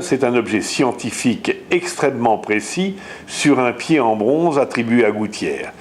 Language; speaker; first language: French; native; French